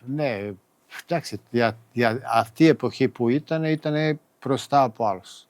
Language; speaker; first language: Greek; non-native, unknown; Serbian